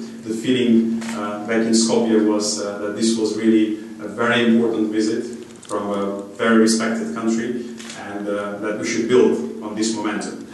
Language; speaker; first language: English; non-native, fluent; Macedonian